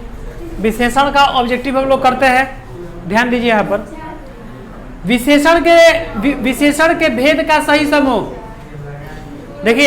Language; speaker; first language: Hindi; non-native, local second language; Bhojpuri